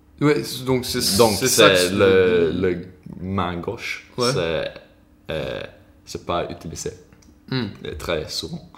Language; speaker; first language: French; non-native, learner; Swedish